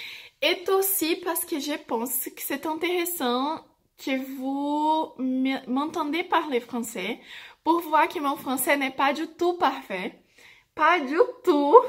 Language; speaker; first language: French; non-native, fluent; Portuguese